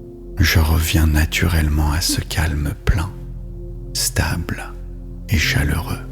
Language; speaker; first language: French; native; French